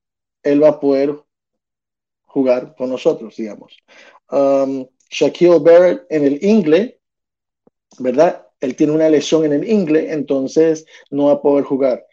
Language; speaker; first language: Spanish; early bilingual, heritage; Spanish